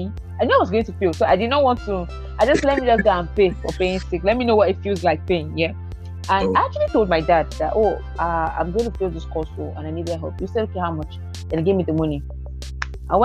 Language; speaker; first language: English; non-native, local second language; Igbo